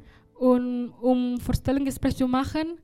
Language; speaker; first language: German; non-native, learner; Indonesian